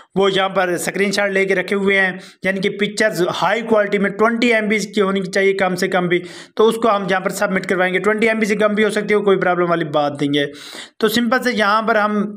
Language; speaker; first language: Urdu; non-native, local second language; Punjabi